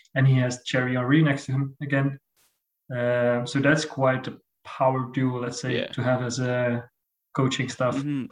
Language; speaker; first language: English; non-native, fluent; Dutch